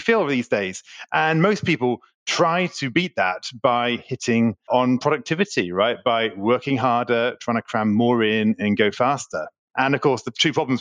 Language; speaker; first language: English; native; English